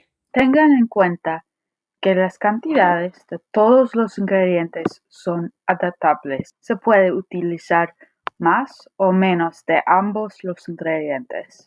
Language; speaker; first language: Spanish; non-native, learner; English